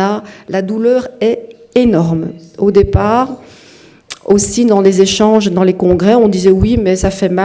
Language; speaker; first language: French; native; French